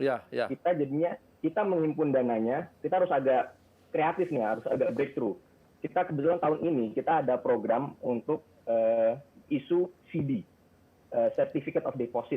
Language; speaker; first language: Indonesian; native; Indonesian